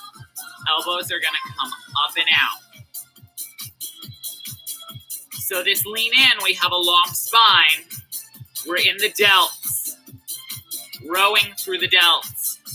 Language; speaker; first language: English; native; English